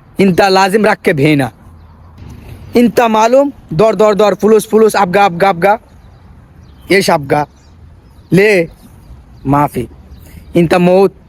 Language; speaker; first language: Arabic; non-native, learner; Bangla